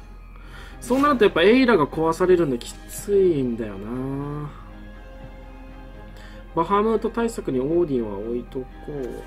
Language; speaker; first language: Japanese; native; Japanese